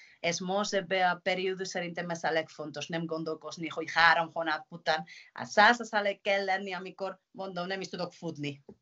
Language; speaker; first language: Hungarian; non-native, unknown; Spanish